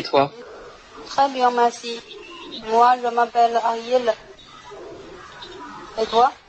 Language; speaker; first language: French; non-native, learner; Chinese